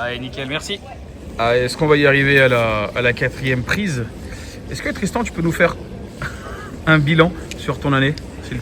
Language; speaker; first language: French; native; French